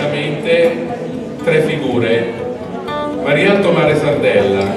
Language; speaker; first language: Italian; native; Italian